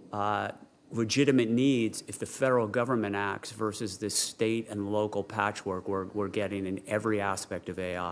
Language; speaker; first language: English; native; English